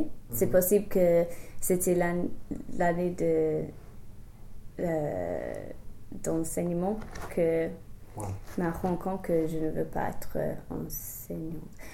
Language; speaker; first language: French; non-native, fluent; English